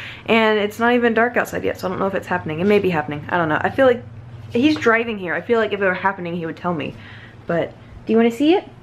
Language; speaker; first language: English; native; English